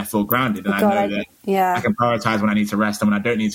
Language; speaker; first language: English; native; English